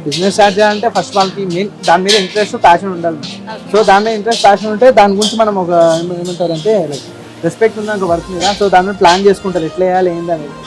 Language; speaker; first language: Telugu; native; Telugu